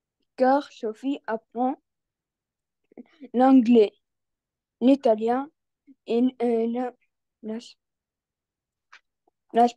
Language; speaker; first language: French; non-native, learner; Arabic